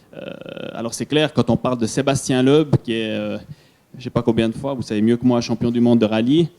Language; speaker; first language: French; native; French